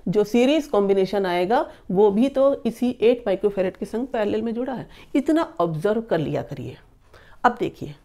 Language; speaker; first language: Hindi; native; Hindi